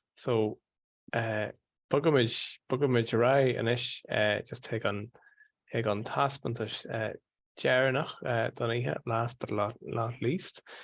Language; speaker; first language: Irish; non-native, local second language; English